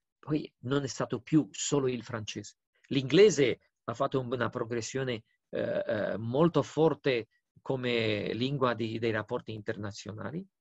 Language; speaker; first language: Italian; non-native, fluent; Romanian